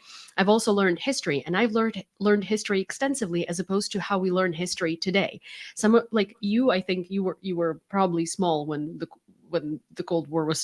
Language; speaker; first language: English; non-native, fluent; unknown